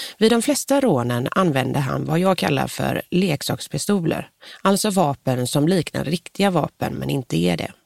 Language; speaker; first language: Swedish; native; Swedish